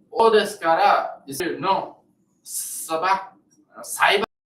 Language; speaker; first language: Japanese; non-native, learner; English